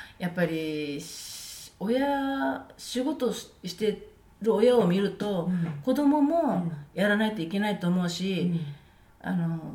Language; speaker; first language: Japanese; native; Japanese